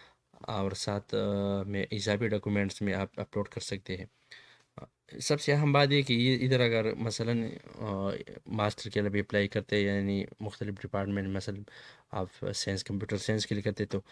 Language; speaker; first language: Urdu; non-native, local second language; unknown